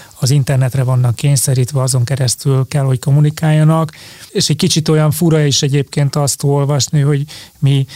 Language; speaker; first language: Hungarian; native; Hungarian